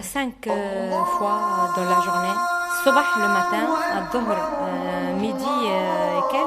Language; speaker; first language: French; non-native, fluent; Arabic